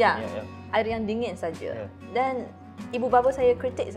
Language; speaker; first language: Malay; non-native, fluent; Chinese